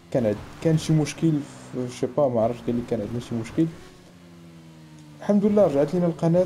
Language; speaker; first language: Arabic; native; Arabic